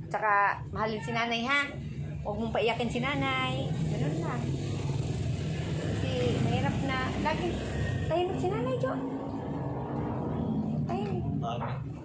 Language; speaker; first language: Filipino; non-native, local second language; Cebuano